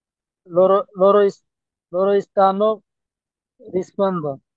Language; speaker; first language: Italian; non-native, learner; Bangla